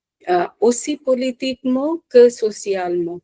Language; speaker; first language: French; non-native, fluent; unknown